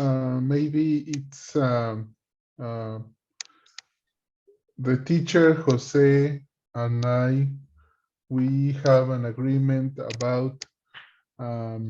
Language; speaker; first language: English; non-native, learner; Spanish